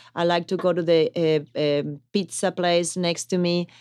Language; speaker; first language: English; non-native, fluent; Italian